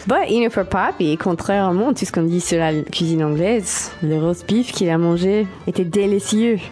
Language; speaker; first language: French; non-native, fluent; English